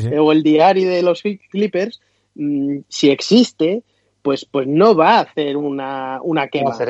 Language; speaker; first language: Spanish; native; Spanish